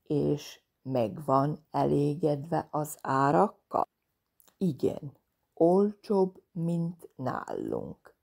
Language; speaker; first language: Hungarian; non-native, fluent; Serbian